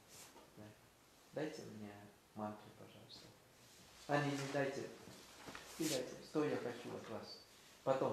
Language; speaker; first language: Russian; non-native, learner; Thai